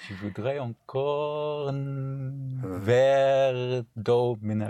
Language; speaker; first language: French; non-native, learner; English